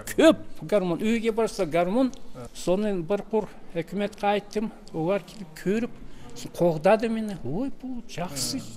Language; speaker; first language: Kazakh; non-native, local second language; Russian